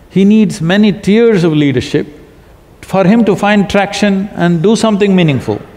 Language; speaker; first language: English; non-native, local second language; Kannada